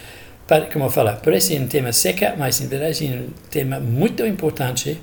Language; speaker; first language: Portuguese; non-native, fluent; English